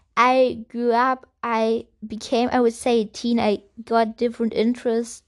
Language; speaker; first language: English; non-native, fluent; German